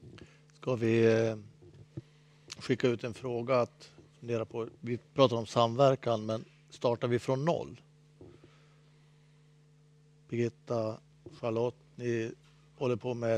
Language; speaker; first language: Swedish; native; Swedish